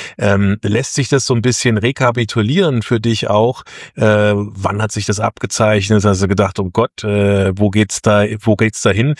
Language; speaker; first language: German; native; German